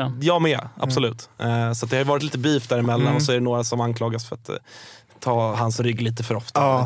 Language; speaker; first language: Swedish; native; Swedish